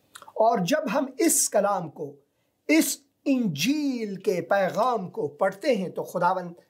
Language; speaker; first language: Hindi; non-native, fluent; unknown